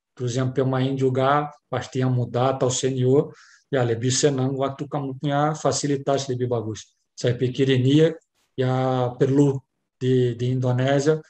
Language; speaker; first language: Indonesian; non-native, learner; Portuguese